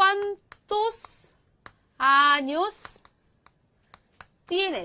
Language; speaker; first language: Spanish; non-native, fluent; Korean